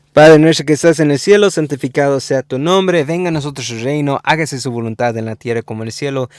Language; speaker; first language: Spanish; early bilingual, heritage; English